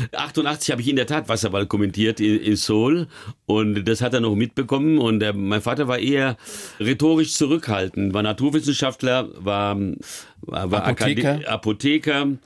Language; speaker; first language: German; early bilingual, other home language; Hungarian